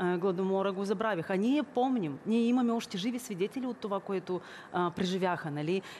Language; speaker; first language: Bulgarian; early bilingual, heritage; Bulgarian